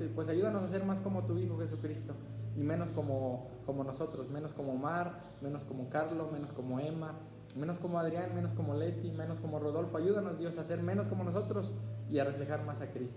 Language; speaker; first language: Spanish; native; Spanish